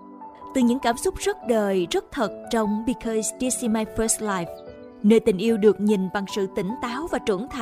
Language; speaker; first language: Vietnamese; native; Vietnamese